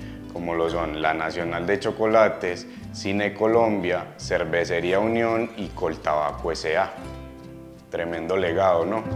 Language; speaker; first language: Spanish; native; Spanish